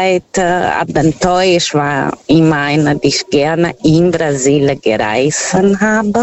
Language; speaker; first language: German; non-native, fluent; Portuguese